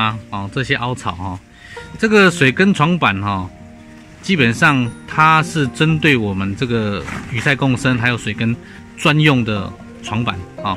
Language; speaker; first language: Chinese; native; Chinese